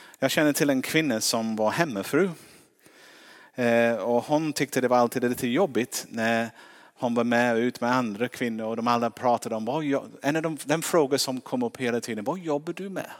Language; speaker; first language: Swedish; non-native, fluent; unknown